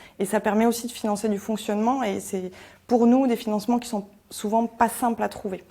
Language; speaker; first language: French; native; French